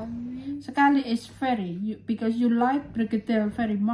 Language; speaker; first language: English; non-native, fluent; Indonesian